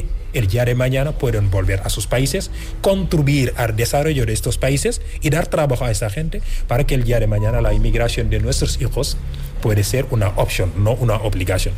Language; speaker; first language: Spanish; non-native, fluent; Wolof